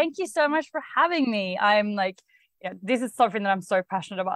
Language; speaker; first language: English; non-native, fluent; Swedish